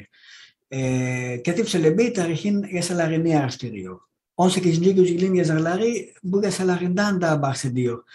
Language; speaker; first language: Turkish; non-native, learner; Greek